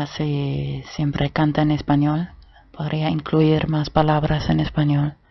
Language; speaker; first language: Spanish; non-native, fluent; German